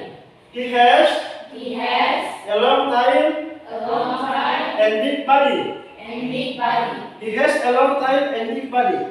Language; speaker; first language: English; non-native, learner; Indonesian